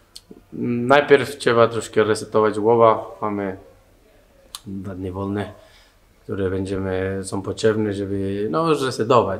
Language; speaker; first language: Polish; non-native, learner; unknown